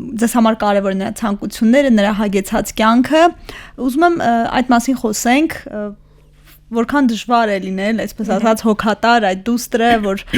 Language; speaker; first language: Armenian; native; Armenian